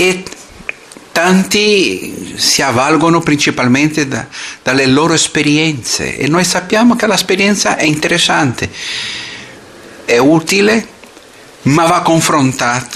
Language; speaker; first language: Italian; non-native, fluent; Portuguese